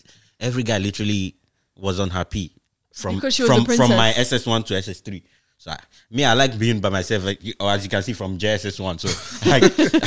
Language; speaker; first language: English; non-native, local second language; Igbo